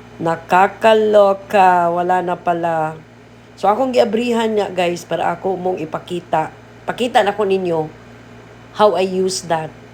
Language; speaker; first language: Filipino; non-native, local second language; Cebuano